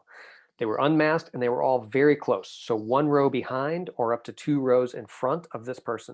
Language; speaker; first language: English; native; English